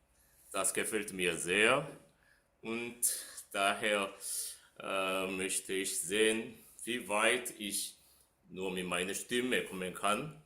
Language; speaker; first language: German; non-native, fluent; Korean